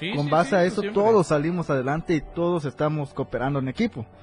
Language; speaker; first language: Spanish; native; Spanish